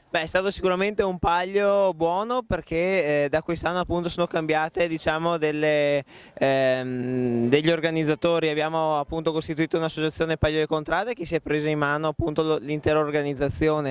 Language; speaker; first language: Italian; native; Italian